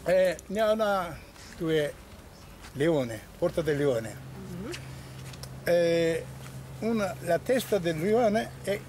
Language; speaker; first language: Italian; non-native, learner; Turkish